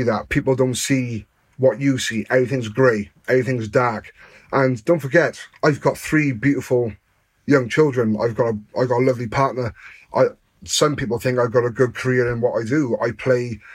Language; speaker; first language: English; native; English